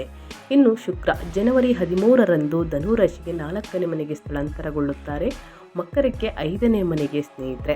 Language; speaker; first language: Kannada; native; Kannada